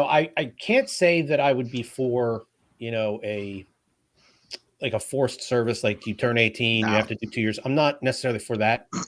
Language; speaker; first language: English; native; English